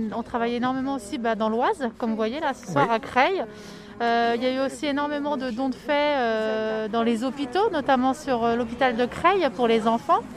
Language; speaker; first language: French; native; French